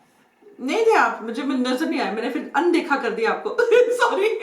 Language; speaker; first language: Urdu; non-native, local second language; Punjabi